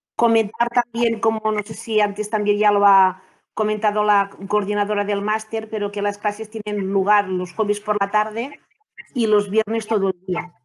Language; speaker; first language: Spanish; non-native, local second language; Catalan